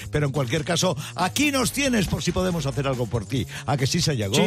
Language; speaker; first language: Spanish; native; Spanish